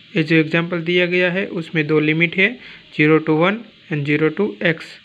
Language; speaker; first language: Hindi; non-native, local second language; Gujarati